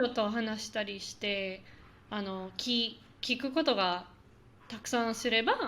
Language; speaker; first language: Japanese; non-native, fluent; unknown